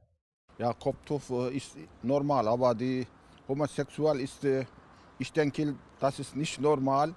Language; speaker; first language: German; non-native, learner; Turkish